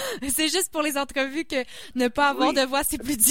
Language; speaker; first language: French; native; French